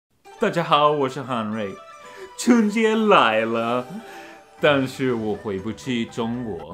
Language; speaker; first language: Chinese; non-native, fluent; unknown